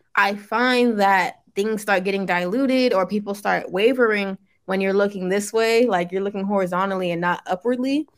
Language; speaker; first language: English; early bilingual, other home language; Yoruba